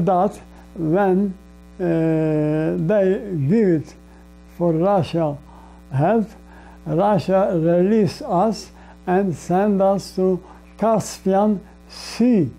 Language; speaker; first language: English; non-native, learner; Polish